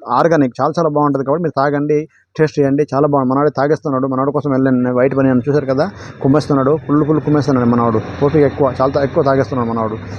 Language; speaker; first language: Telugu; non-native, local second language; Odia